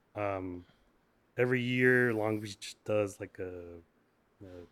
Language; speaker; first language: English; native; English